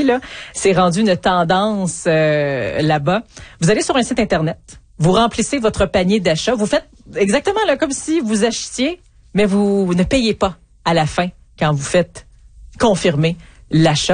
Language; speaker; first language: French; native; French